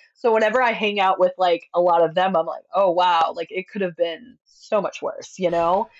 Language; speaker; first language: English; early bilingual, other home language; Spanish